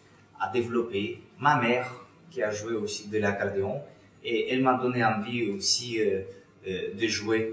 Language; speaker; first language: French; non-native, fluent; Russian